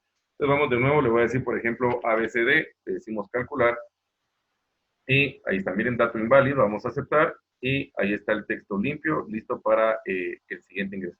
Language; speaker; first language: Spanish; native; Spanish